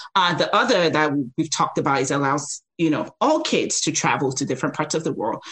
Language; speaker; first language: English; non-native, local second language; Yoruba